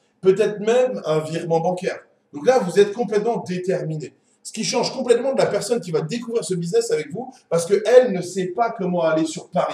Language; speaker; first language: French; native; French